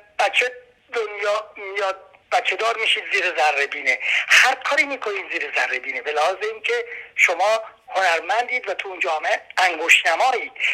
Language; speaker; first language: Persian; native; Persian